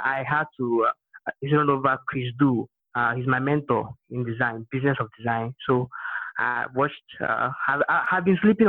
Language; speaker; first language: English; non-native, local second language; Igbo